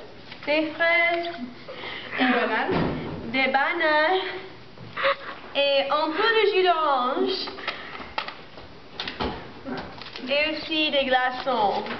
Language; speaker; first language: French; non-native, learner; English